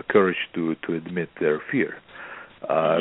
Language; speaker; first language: English; non-native, fluent; Russian